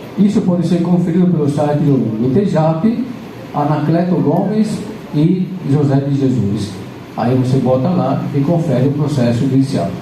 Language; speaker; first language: Portuguese; non-native, fluent; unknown